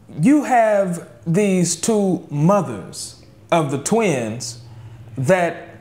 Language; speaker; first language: English; native; English